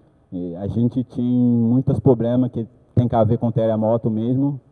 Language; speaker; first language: Portuguese; non-native, learner; Haitian Creole